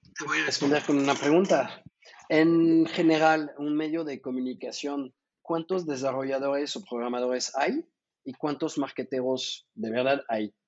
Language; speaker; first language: Spanish; non-native, fluent; French